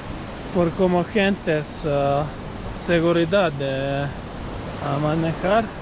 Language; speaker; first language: Spanish; non-native, learner; Croatian